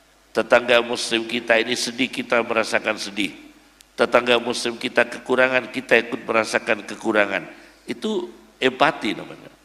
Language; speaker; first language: Indonesian; native; Indonesian